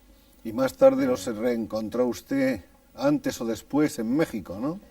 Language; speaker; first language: Spanish; native; Spanish